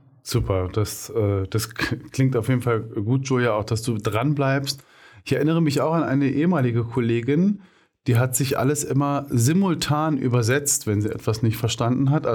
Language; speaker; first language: German; native; German